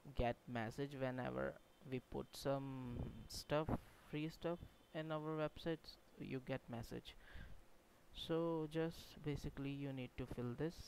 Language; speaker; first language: English; non-native, local second language; Hindi